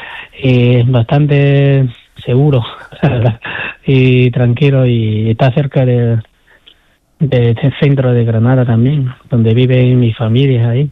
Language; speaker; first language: Spanish; non-native, fluent; Chinese